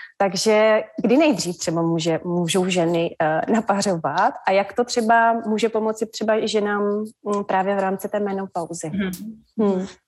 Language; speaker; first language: Czech; native; Czech